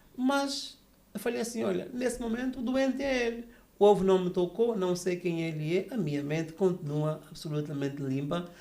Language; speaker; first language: Portuguese; native; Portuguese